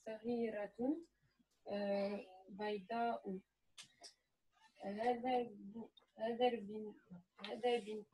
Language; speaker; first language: Arabic; non-native, learner; French